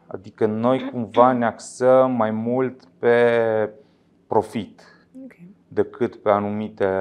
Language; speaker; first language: Romanian; native; Romanian